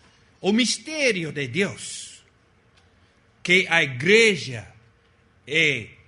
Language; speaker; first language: Portuguese; non-native, fluent; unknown